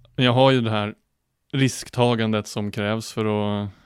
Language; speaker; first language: Swedish; native; Swedish